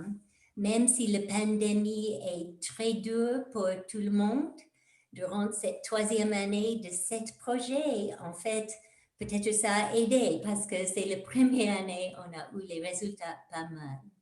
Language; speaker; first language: French; non-native, fluent; English